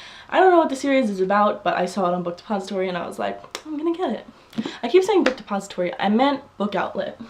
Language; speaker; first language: English; native; English